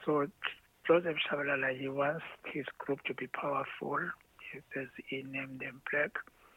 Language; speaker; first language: English; non-native, local second language; Zulu